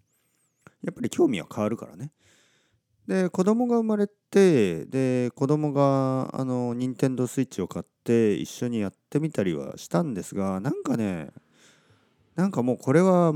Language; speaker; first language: Japanese; native; Japanese